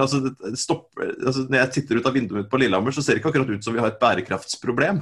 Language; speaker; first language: Norwegian; native; Norwegian